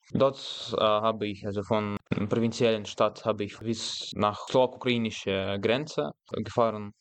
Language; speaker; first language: German; non-native, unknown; Russian